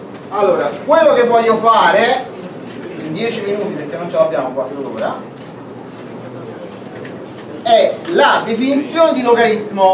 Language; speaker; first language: Italian; native; Italian